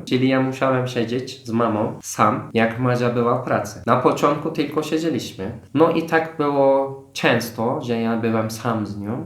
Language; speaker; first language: Polish; non-native, fluent; Turkish